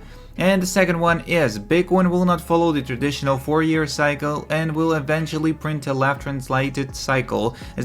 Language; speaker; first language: English; non-native, fluent; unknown